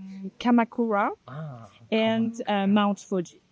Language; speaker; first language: English; non-native, learner; French